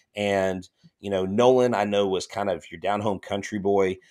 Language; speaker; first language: English; native; English